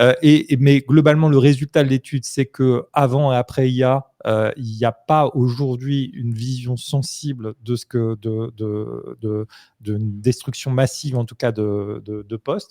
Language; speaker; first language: French; native; French